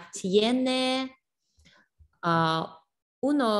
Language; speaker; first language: Spanish; non-native, learner; English